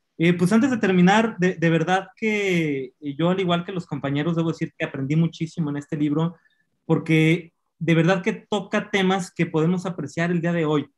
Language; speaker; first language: Spanish; native; Spanish